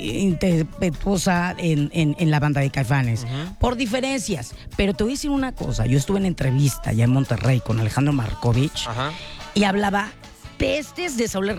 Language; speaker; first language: Spanish; native; Spanish